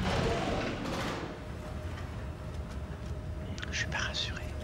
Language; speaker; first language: French; native; French